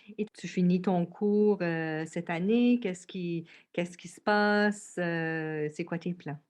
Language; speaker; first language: French; native; French